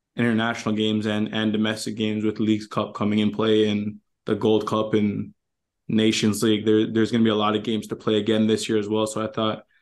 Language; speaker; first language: English; native; English